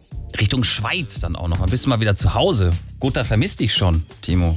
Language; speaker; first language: German; native; German